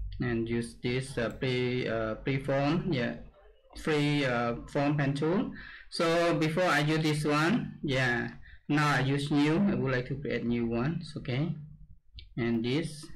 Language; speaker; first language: English; non-native, learner; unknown